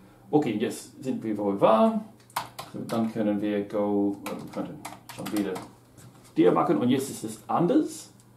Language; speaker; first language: German; non-native, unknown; English